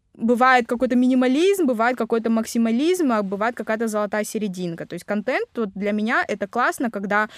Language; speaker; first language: Russian; non-native, local second language; Vietnamese